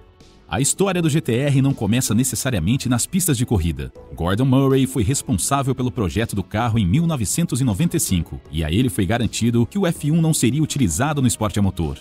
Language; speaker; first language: Portuguese; native; Portuguese